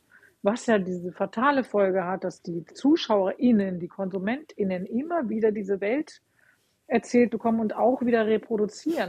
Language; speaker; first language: German; native; German